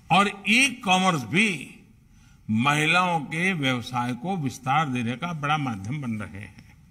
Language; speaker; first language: Hindi; non-native, local second language; Gujarati